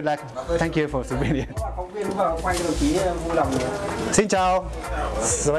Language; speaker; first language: English; non-native, learner; Thai